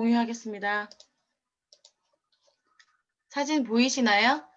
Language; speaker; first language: Korean; native; Korean